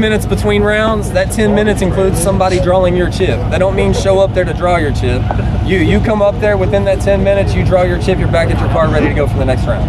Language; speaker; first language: English; native; English